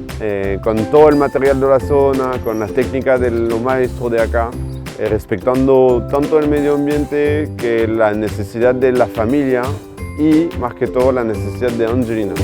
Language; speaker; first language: Spanish; non-native, fluent; French